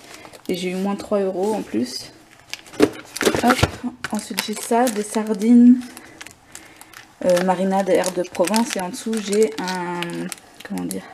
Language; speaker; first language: French; native; French